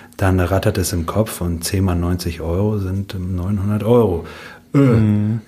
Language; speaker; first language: German; early bilingual, other home language; Russian